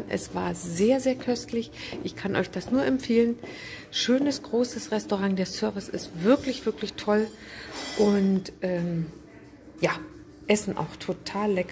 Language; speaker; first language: German; native; German